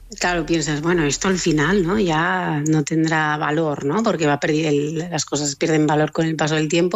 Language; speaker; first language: Spanish; native; Spanish